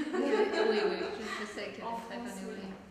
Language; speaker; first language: French; non-native, fluent; Czech